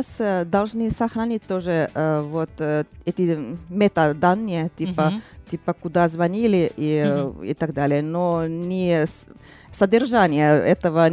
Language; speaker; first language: Russian; non-native, fluent; Finnish